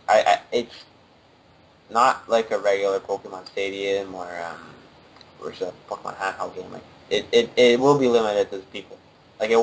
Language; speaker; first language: English; native; English